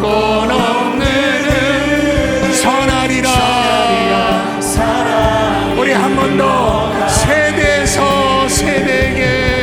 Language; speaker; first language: Korean; native; Korean